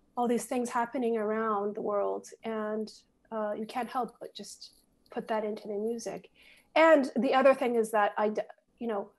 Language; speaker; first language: English; native; English